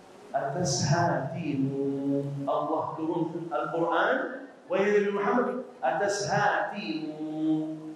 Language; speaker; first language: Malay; non-native, fluent; Arabic